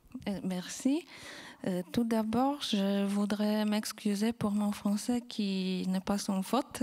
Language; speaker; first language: French; non-native, fluent; Polish